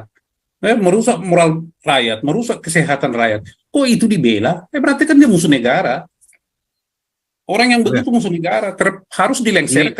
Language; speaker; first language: Indonesian; native; Indonesian